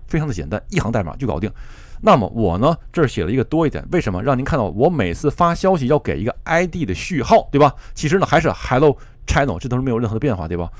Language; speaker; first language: Chinese; native; Chinese